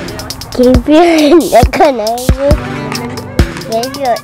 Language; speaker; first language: Japanese; early bilingual, heritage; Japanese